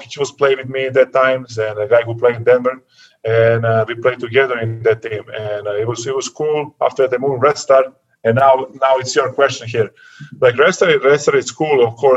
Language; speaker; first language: English; non-native, learner; Serbian